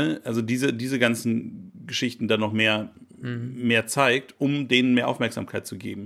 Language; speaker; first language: German; native; German